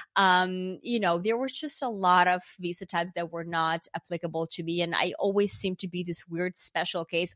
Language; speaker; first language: English; non-native, fluent; Finnish